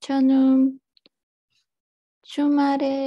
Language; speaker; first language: Korean; non-native, learner; Spanish